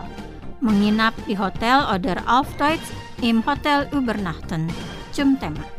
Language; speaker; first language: German; non-native, fluent; Indonesian